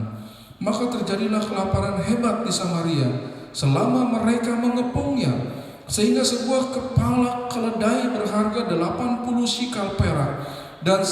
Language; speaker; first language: Indonesian; native; Indonesian